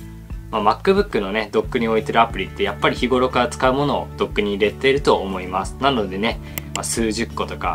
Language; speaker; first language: Japanese; native; Japanese